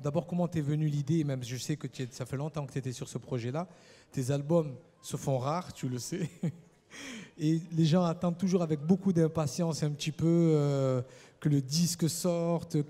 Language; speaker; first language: French; native; French